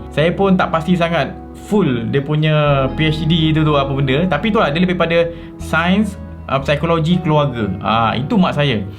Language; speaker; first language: Malay; native; Malay